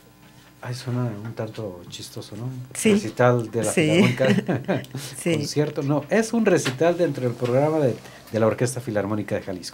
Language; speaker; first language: Spanish; native; Spanish